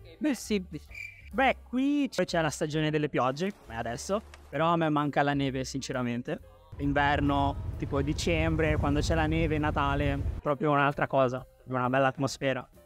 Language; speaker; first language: Italian; early bilingual, other home language; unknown